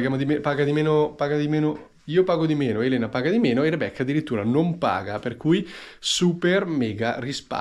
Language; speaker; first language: Italian; native; Italian